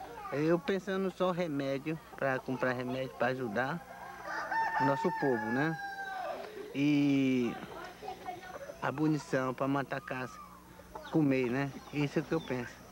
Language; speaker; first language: Portuguese; non-native, local second language; Kayapó